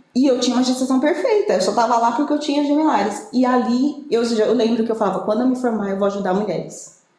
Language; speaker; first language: Portuguese; native; Portuguese